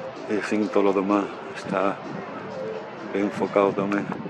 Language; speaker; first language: Spanish; early bilingual, heritage; Spanish